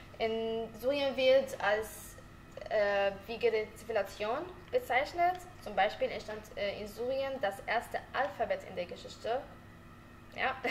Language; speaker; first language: German; non-native, learner; Arabic